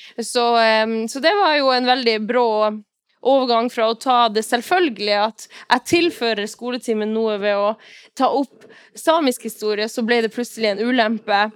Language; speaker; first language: Norwegian; non-native, local second language; Northern Sami